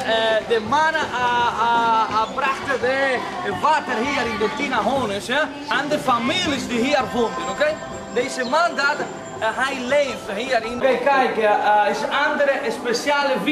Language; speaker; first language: Dutch; non-native, learner; Spanish